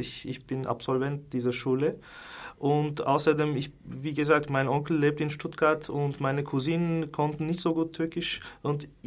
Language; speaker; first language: German; non-native, fluent; Turkish